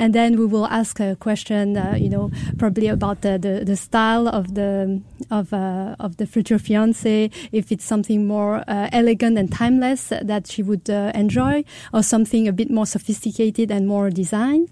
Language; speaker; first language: English; non-native, fluent; French